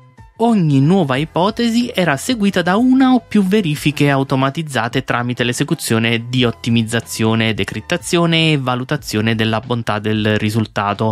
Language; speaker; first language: Italian; native; Italian